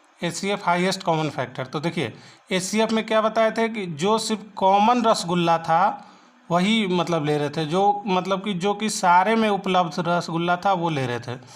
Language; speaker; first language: Hindi; native; Hindi